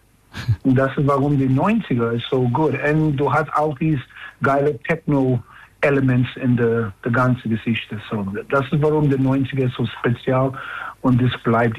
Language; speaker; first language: German; non-native, learner; English